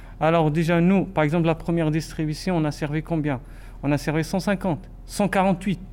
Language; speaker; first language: French; non-native, local second language; Arabic